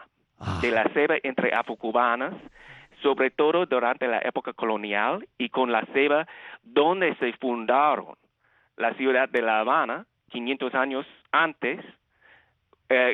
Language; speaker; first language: Spanish; early bilingual, heritage; Spanish